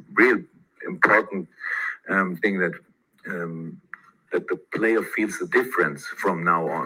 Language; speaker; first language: English; non-native, fluent; German